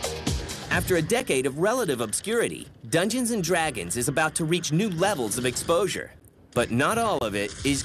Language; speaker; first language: English; native; English